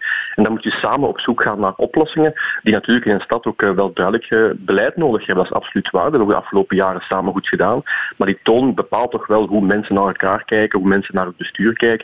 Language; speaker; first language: Dutch; native; Dutch